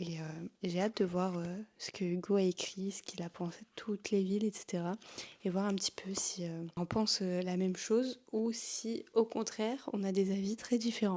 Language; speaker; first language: French; native; French